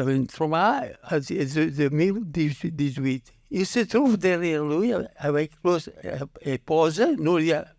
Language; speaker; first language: French; non-native, learner; Catalan